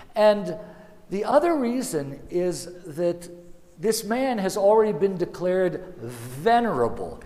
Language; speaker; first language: English; early bilingual, other home language; Ukrainian